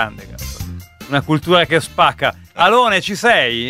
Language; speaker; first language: Italian; native; Italian